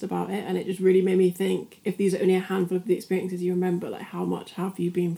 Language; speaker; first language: English; native; English